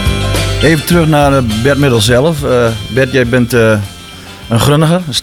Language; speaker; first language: Dutch; native; Dutch